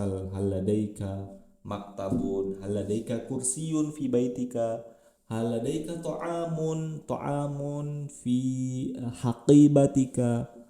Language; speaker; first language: Arabic; non-native, fluent; Indonesian